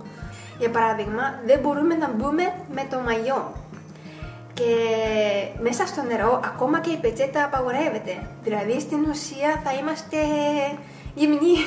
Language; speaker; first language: Greek; non-native, fluent; Japanese